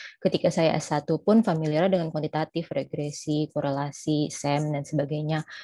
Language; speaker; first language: Indonesian; native; Indonesian